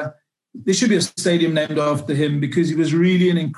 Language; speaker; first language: English; native; English